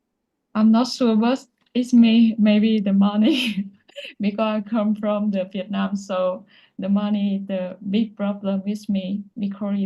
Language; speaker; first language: English; non-native, learner; Vietnamese